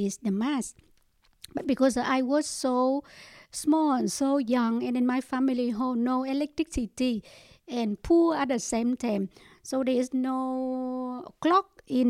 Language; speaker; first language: English; non-native, learner; Vietnamese